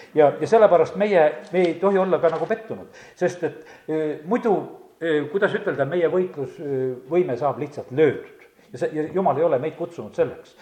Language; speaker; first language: Estonian; native; Estonian